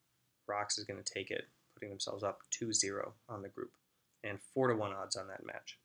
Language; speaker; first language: English; native; English